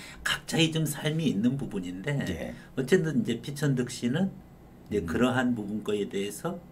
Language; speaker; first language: Korean; native; Korean